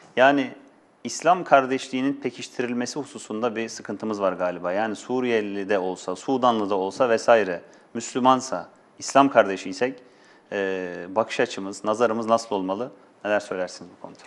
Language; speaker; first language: Turkish; native; Turkish